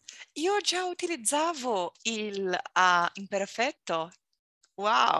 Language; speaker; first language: Italian; non-native, learner; Portuguese